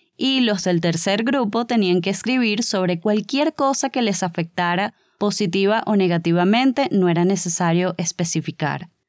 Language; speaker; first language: Spanish; native; Spanish